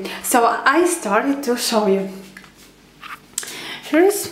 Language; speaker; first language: English; non-native, learner; Ukrainian